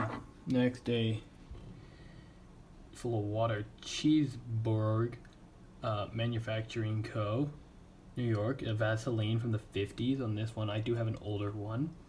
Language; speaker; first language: English; native; English